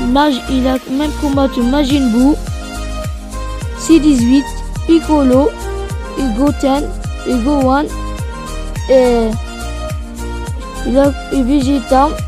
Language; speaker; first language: French; non-native, learner; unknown